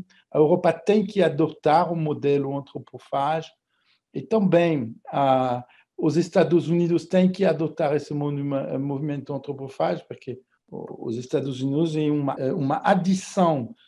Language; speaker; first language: Portuguese; non-native, fluent; French